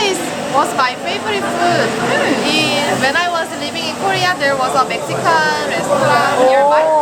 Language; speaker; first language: English; non-native, learner; Korean